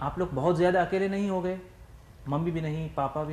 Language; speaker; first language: Hindi; native; Hindi